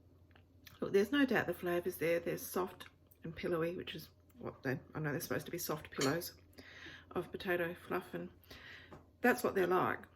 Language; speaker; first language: English; native; English